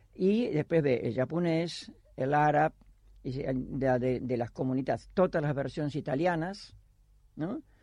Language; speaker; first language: Catalan; non-native, fluent; Spanish